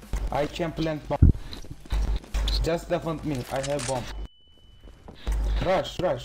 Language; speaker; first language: English; non-native, learner; Turkish